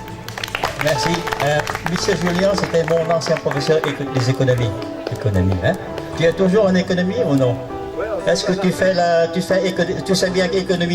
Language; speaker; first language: French; non-native, fluent; Lao